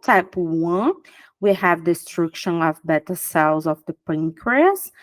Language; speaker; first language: English; non-native, fluent; Portuguese